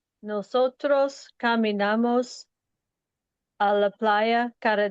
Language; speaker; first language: Spanish; non-native, learner; English